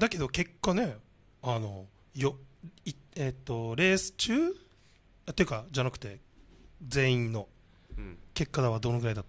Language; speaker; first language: Japanese; native; Japanese